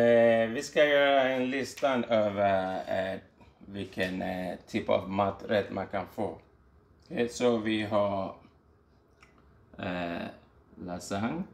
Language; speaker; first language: Swedish; non-native, fluent; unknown